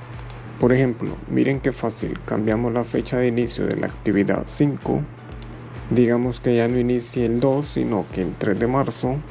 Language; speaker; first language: Spanish; native; Spanish